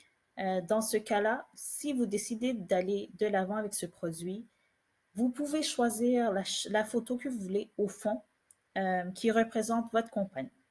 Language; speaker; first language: French; native; French